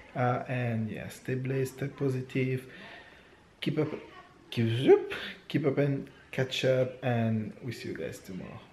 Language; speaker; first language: English; non-native, fluent; French